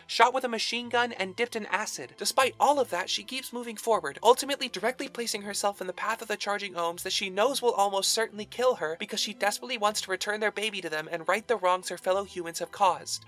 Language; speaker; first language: English; native; English